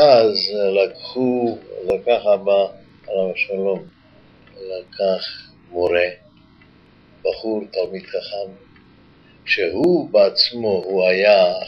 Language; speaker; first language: Hebrew; non-native, fluent; Yiddish